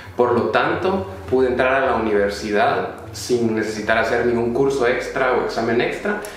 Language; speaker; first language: Spanish; native; Spanish